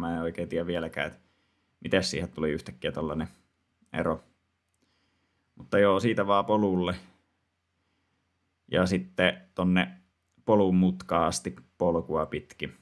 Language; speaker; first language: Finnish; native; Finnish